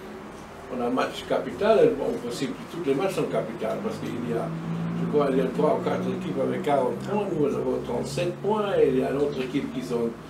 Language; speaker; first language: French; non-native, learner; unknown